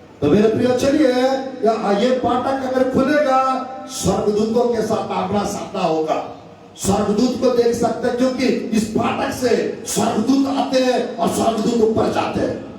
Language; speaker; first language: Hindi; non-native, local second language; Telugu